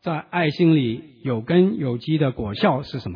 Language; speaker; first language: Chinese; native; Chinese